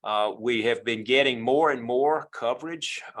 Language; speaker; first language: English; native; English